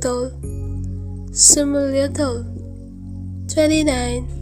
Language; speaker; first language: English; non-native, local second language; Hindi